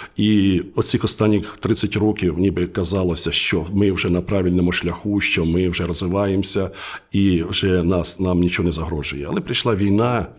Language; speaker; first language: Ukrainian; native; Ukrainian